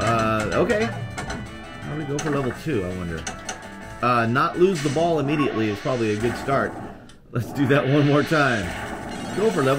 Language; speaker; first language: English; native; English